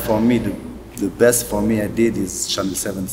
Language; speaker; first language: English; non-native, learner; French